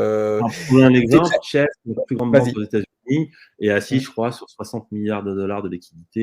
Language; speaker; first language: French; native; French